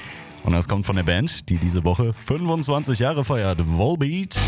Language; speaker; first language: German; native; German